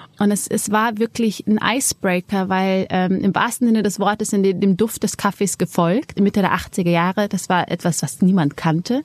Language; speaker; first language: German; early bilingual, other home language; Amharic